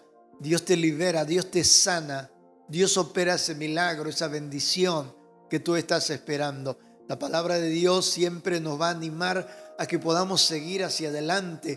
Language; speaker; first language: Spanish; native; Spanish